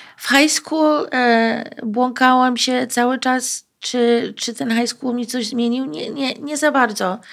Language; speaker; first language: Polish; early bilingual, heritage; Polish